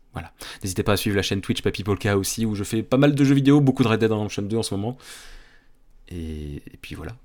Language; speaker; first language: French; native; French